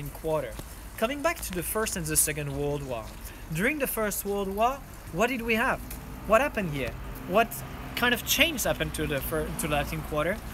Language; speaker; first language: English; non-native, fluent; French